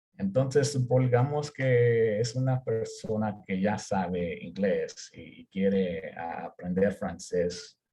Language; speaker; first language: Spanish; early bilingual, heritage; Spanish